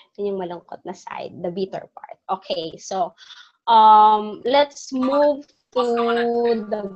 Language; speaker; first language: Filipino; non-native, local second language; Cebuano